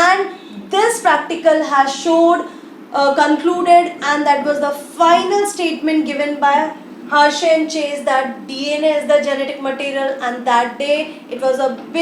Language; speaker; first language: English; non-native, local second language; Hindi